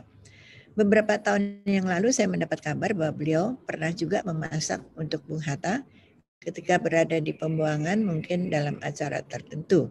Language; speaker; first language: Indonesian; native; Indonesian